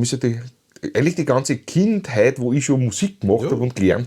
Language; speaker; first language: German; native; German